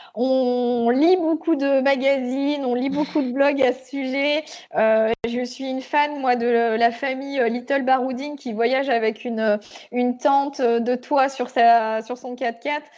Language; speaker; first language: French; native; French